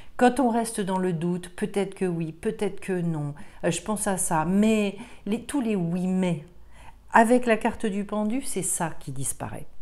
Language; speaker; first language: French; native; French